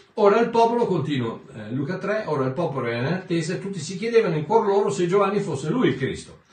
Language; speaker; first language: Italian; native; Italian